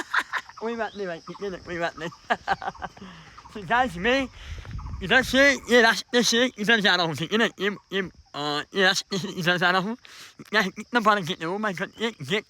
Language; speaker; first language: Hindi; non-native, fluent; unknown